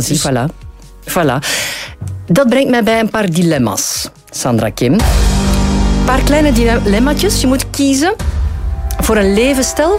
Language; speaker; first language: Dutch; native; Dutch